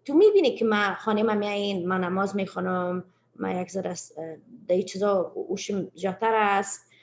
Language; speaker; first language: Persian; early bilingual, heritage; Persian